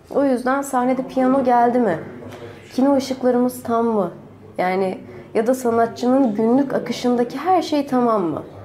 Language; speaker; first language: Turkish; native; Turkish